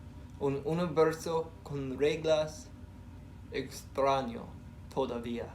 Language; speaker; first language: Spanish; non-native, learner; English